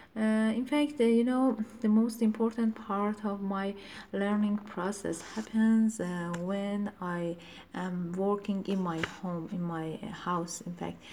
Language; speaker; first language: English; non-native, learner; Persian